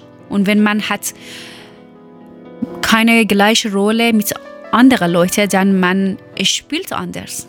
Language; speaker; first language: German; non-native, learner; Persian